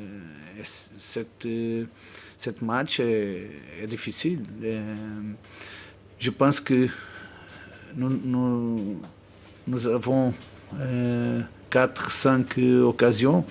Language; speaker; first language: French; non-native, learner; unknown